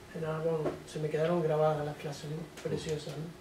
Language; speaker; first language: Spanish; native; Spanish